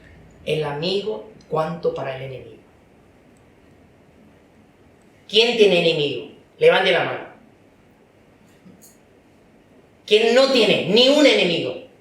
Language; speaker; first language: Spanish; non-native, fluent; Chinese